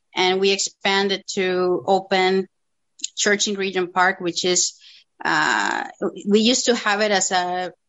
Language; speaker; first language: English; non-native, fluent; Spanish